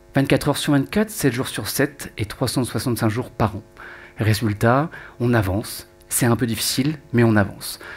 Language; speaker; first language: French; native; French